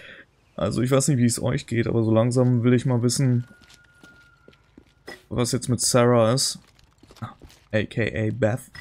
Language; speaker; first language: German; native; German